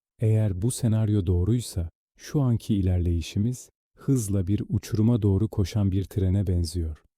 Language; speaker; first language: Turkish; native; Turkish